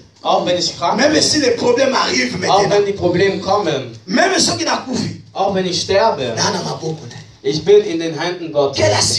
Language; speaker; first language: German; non-native, fluent; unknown